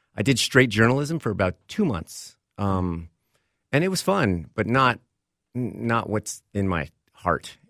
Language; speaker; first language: English; native; English